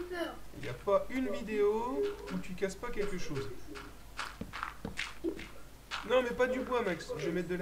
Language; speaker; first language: French; native; French